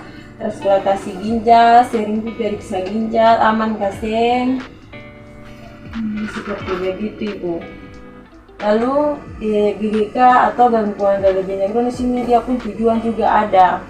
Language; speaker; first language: Indonesian; non-native, local second language; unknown